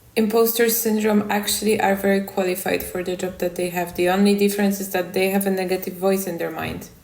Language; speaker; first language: English; non-native, fluent; Polish